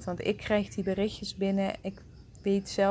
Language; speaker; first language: Dutch; native; Dutch